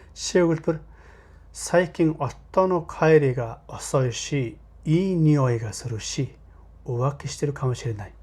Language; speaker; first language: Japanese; non-native, fluent; Mongolian